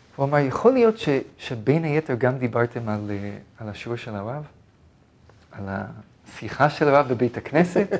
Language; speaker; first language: Hebrew; non-native, fluent; English